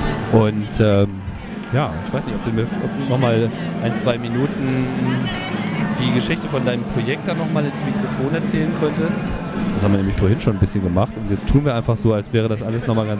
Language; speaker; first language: German; native; German